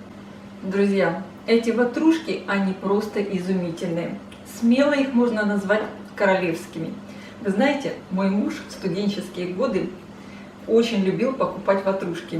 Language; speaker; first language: Russian; native; Russian